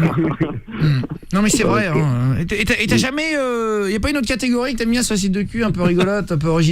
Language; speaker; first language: French; native; French